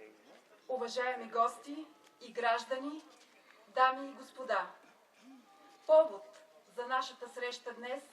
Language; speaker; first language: Bulgarian; native; Bulgarian